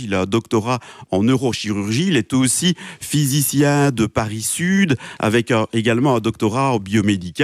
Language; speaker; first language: French; native; French